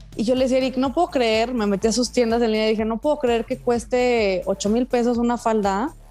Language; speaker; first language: Spanish; native; Spanish